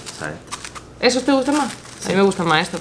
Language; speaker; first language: Spanish; native; Spanish